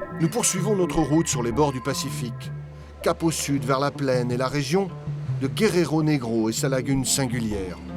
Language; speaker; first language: French; native; French